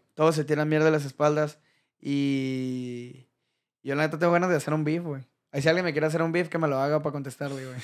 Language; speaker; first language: Spanish; native; Spanish